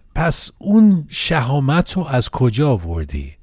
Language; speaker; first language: Persian; early bilingual, heritage; Persian